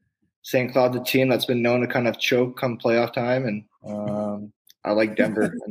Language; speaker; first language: English; native; English